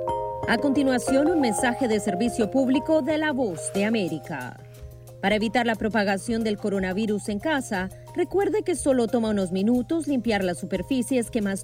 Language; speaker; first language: Spanish; native; Spanish